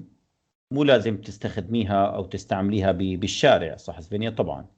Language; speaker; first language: Arabic; native; Arabic